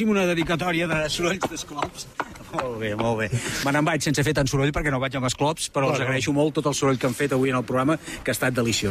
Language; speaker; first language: Catalan; native; Catalan